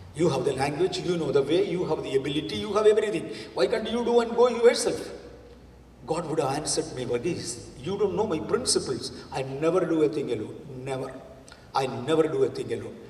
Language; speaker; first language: English; non-native, local second language; Malayalam